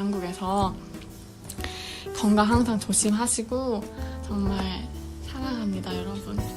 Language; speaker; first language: Korean; native; Korean